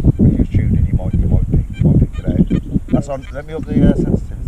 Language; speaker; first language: English; native; English